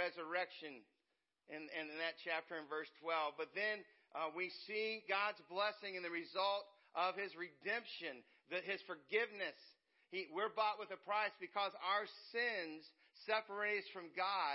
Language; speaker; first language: English; native; English